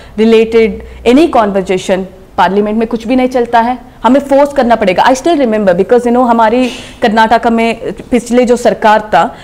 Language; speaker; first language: Hindi; non-native, local second language; Kannada